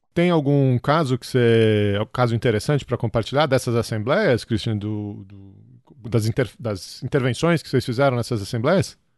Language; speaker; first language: Portuguese; native; Portuguese